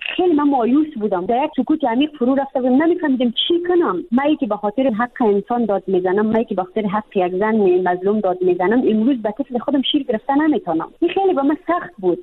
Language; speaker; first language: Persian; native; Persian